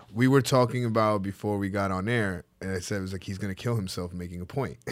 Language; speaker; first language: English; early bilingual, other home language; Spanish